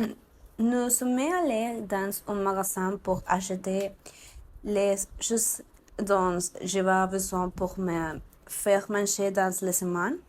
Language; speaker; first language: French; non-native, learner; Spanish